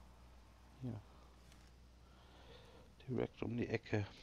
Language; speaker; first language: German; native; German